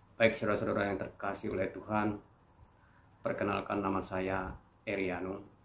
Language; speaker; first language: Indonesian; non-native, local second language; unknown